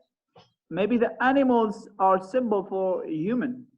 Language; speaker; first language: English; non-native, fluent; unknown